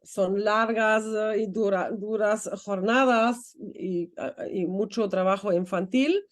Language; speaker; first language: Spanish; non-native, fluent; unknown